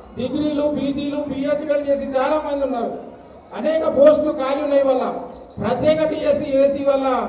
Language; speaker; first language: Telugu; non-native, local second language; Gondi